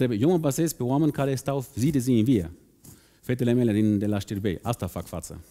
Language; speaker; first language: Romanian; non-native, fluent; German